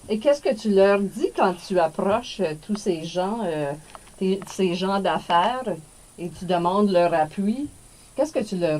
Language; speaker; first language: French; native; French